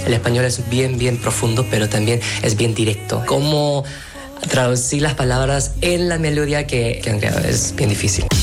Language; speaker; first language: Spanish; non-native, fluent; Korean